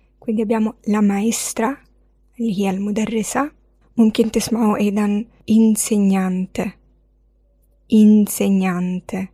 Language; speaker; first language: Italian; non-native, fluent; Arabic